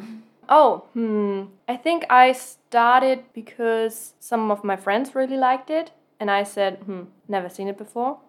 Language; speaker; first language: English; non-native, fluent; German